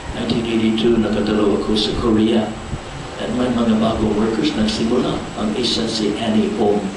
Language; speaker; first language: Filipino; non-native, fluent; English